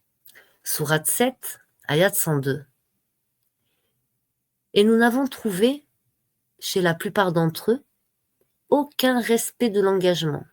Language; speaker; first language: French; native; French